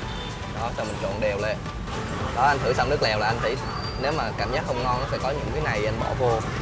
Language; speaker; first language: Vietnamese; native; Vietnamese